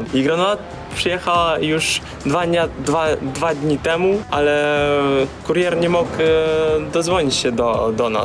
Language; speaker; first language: Polish; non-native, learner; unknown